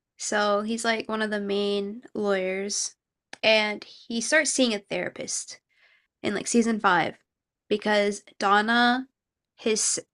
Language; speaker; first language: English; early bilingual, other home language; Korean